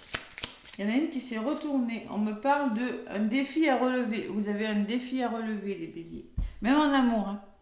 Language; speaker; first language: French; native; French